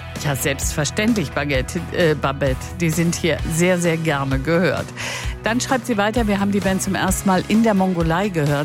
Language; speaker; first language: German; native; German